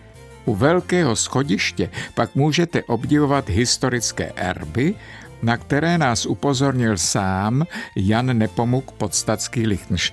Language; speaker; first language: Czech; native; Czech